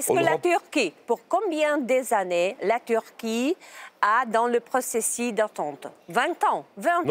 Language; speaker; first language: French; non-native, learner; Czech